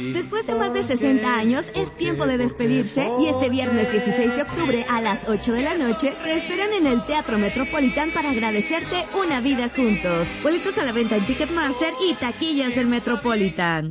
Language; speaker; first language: Spanish; native; Spanish